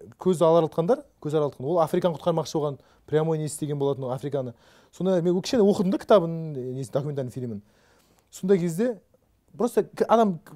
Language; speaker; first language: Kazakh; native; Kazakh